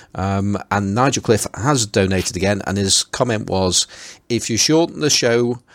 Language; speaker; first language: English; native; English